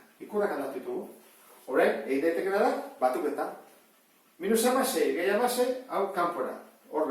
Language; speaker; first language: Basque; native; Basque